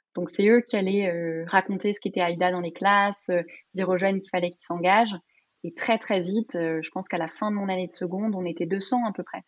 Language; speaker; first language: French; early bilingual, other home language; Arabic